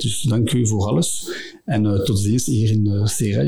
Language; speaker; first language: Dutch; non-native, local second language; French